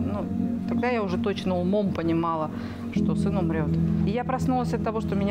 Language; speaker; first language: Russian; native; Russian